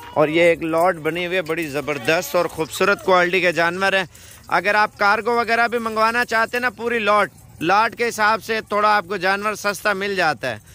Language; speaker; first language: Urdu; non-native, local second language; Punjabi